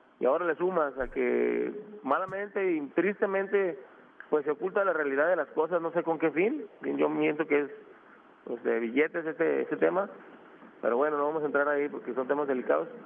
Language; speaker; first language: Spanish; native; Spanish